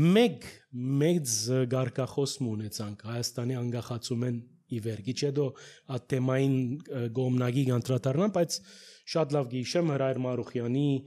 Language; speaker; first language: Armenian; early bilingual, heritage; Armenian